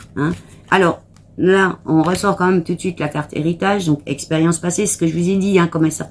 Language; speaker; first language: French; native; French